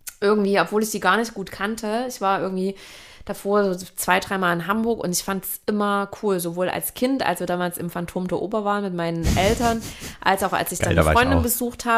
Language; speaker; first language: German; native; German